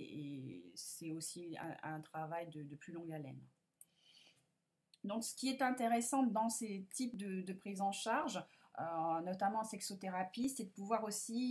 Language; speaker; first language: French; native; French